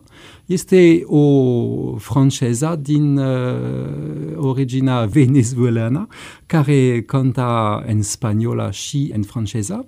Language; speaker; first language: Romanian; non-native, fluent; French